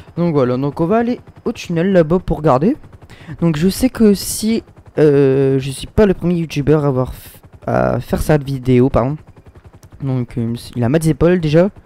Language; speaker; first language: French; native; French